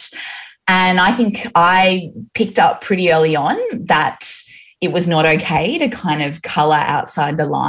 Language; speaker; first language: English; native; English